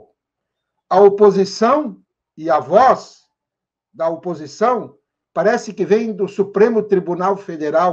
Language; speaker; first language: Portuguese; native; Portuguese